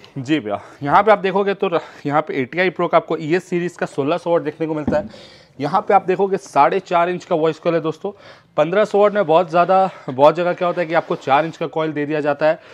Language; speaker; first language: Hindi; native; Hindi